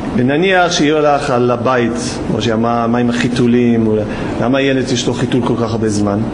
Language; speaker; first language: Hebrew; non-native, fluent; English